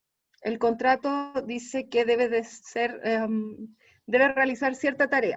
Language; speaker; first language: Spanish; native; Spanish